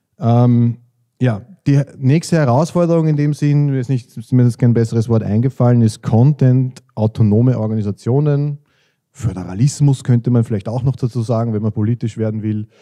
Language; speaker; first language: German; native; German